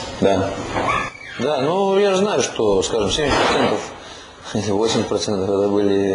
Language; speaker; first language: Russian; native; Russian